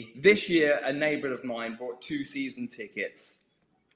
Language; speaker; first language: English; native; English